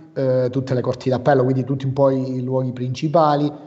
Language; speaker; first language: Italian; native; Italian